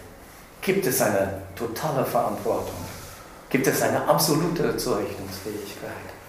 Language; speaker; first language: German; non-native, fluent; English